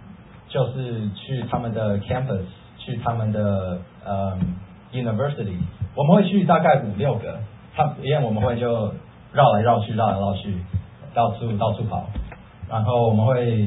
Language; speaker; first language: Chinese; early bilingual, heritage; Chinese